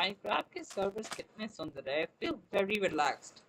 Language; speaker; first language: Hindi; non-native, local second language; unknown